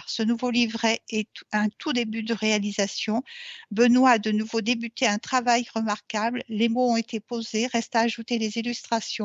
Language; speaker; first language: French; native; French